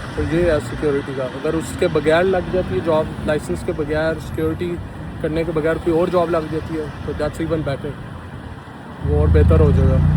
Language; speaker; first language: Urdu; non-native, local second language; Punjabi